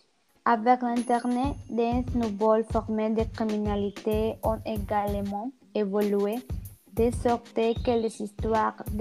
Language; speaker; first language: French; non-native, learner; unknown